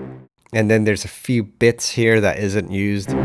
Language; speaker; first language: English; native; English